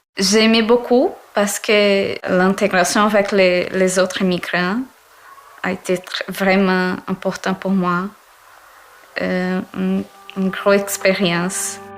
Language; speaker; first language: French; non-native, learner; Portuguese